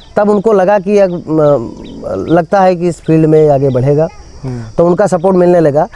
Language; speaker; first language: Hindi; native; Hindi